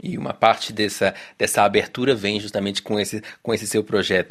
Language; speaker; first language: Portuguese; native; Portuguese